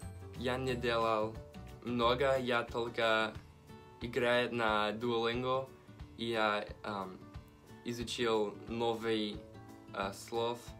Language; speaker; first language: Russian; non-native, learner; English